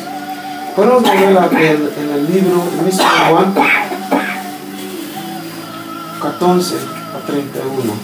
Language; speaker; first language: Spanish; non-native, learner; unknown